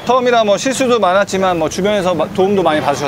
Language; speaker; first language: Korean; native; Korean